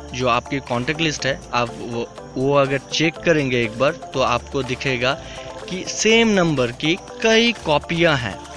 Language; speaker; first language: Hindi; non-native, local second language; Bangla